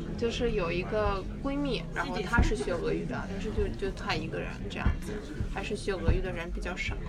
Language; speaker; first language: Chinese; non-native, fluent; Russian